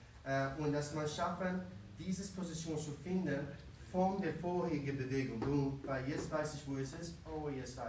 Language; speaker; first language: German; non-native, fluent; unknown